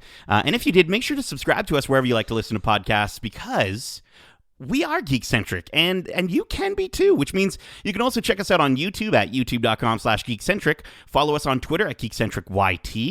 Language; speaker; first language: English; native; English